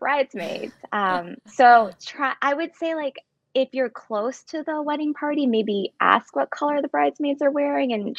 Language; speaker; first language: English; native; English